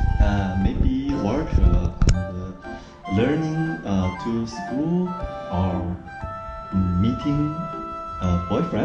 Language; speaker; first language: English; non-native, learner; Chinese